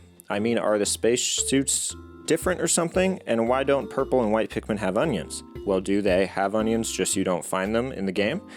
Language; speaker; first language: English; native; English